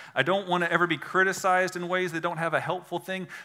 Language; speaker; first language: English; native; English